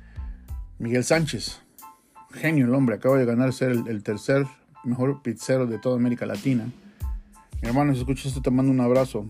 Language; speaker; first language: Spanish; native; Spanish